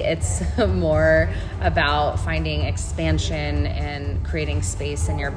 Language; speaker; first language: English; native; English